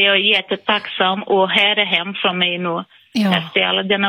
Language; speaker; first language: Swedish; non-native, fluent; Portuguese